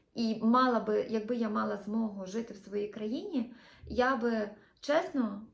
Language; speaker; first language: Ukrainian; native; Ukrainian